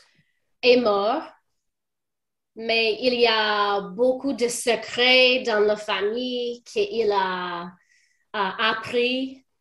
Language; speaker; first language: French; non-native, fluent; English